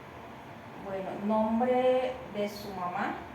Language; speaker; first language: Spanish; native; Spanish